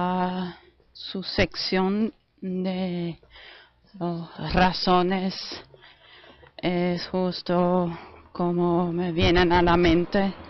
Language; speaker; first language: Spanish; non-native, fluent; German